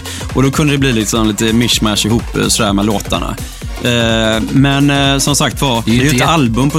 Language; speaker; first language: Swedish; native; Swedish